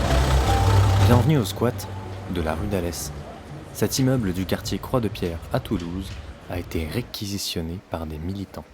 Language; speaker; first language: French; native; French